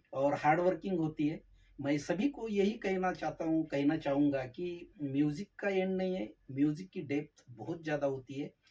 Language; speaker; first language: Hindi; non-native, local second language; Marathi